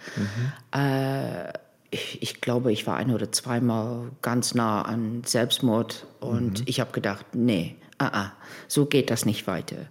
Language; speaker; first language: German; non-native, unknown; English